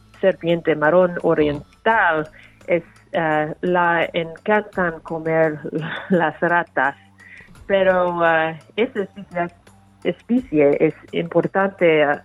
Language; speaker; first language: Spanish; non-native, learner; English